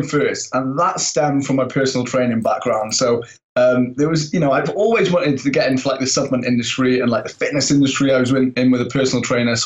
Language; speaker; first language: English; native; English